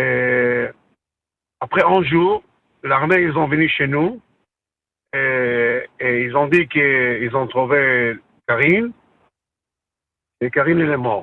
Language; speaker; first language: French; non-native, learner; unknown